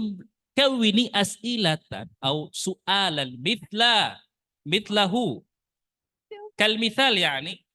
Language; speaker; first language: Arabic; non-native, fluent; Indonesian